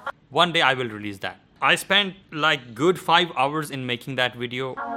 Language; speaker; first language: English; non-native, local second language; Urdu